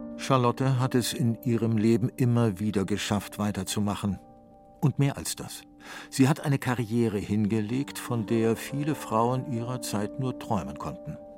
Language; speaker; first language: German; native; German